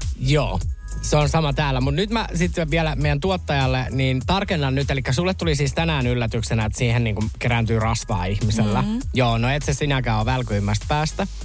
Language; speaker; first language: Finnish; native; Finnish